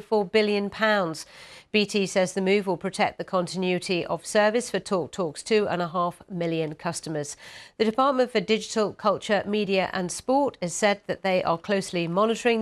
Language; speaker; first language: English; native; English